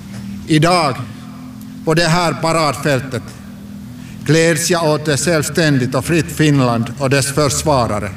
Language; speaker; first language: Swedish; non-native, local second language; Finnish